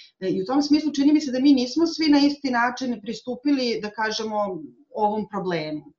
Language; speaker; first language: Serbian; native; Serbian